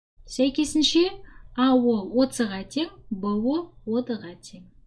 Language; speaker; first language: Kazakh; native; Kazakh